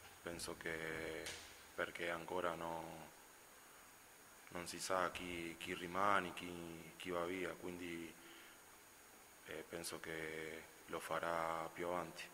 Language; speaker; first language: Italian; non-native, fluent; Spanish